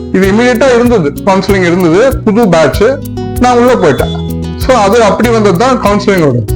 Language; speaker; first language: Tamil; native; Tamil